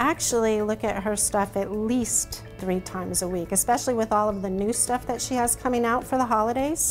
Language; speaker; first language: English; native; English